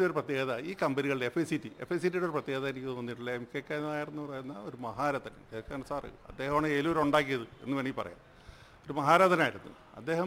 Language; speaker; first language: Malayalam; native; Malayalam